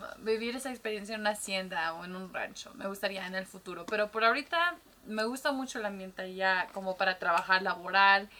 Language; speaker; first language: Spanish; early bilingual, heritage; Spanish